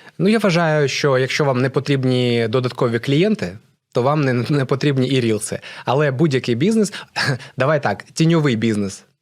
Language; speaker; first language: Ukrainian; non-native, local second language; Russian